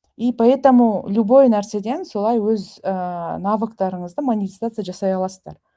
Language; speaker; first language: Russian; non-native, local second language; Kazakh